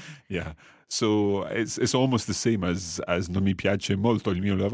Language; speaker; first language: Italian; non-native, fluent; English